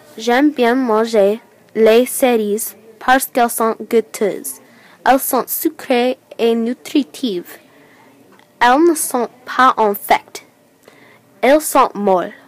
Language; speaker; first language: French; non-native, learner; English